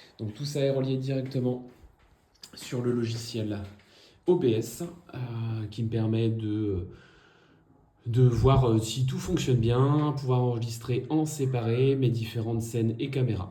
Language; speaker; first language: French; native; French